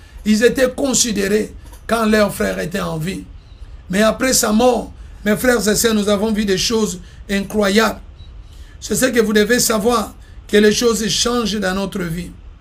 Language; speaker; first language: French; non-native, local second language; Lingala